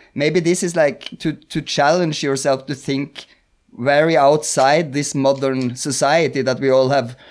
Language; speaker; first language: English; non-native, fluent; Norwegian